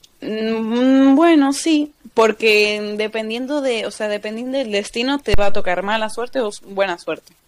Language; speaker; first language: Spanish; early bilingual, other home language; Portuguese